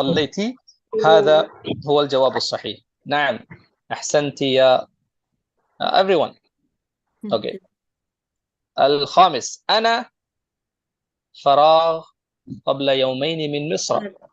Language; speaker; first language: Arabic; non-native, fluent; Urdu